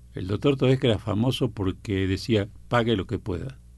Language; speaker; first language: Spanish; native; Spanish